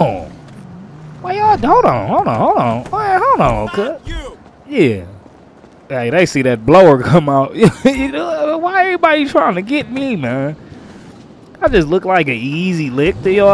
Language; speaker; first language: English; native; English